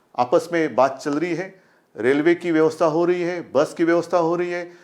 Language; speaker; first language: Hindi; non-native, local second language; Marathi